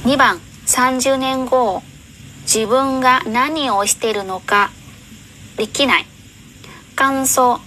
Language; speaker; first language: Japanese; non-native, fluent; Vietnamese